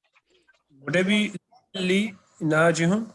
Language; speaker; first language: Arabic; non-native, learner; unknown